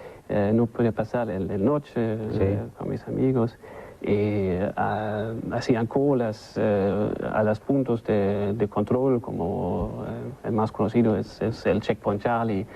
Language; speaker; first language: Spanish; non-native, learner; German